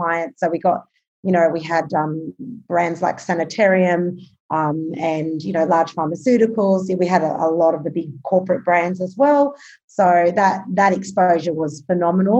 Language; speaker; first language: English; native; English